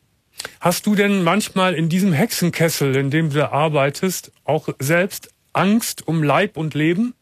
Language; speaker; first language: German; native; German